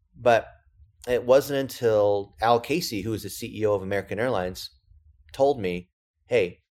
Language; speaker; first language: English; early bilingual, other home language; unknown